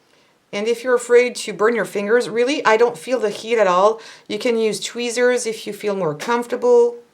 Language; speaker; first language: English; non-native, fluent; French